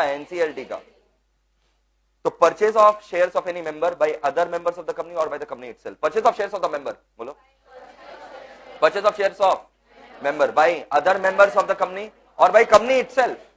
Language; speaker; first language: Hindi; non-native, local second language; Bangla